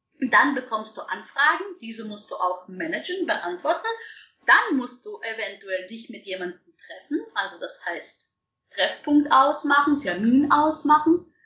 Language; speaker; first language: German; non-native, fluent; Russian